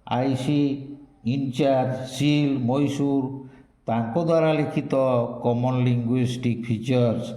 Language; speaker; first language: Odia; non-native, local second language; Santali